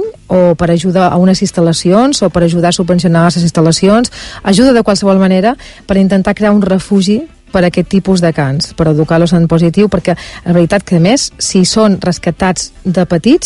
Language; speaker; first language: Catalan; native; Catalan